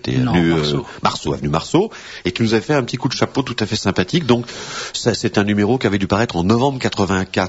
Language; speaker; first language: French; native; French